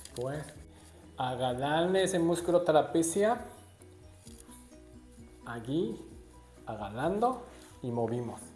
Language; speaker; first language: Spanish; non-native, learner; Japanese